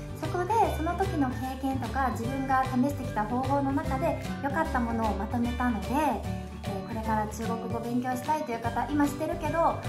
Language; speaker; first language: Japanese; native; Japanese